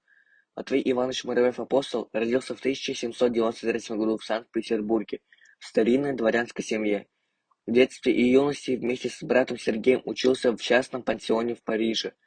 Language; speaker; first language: Russian; non-native, local second language; Yakut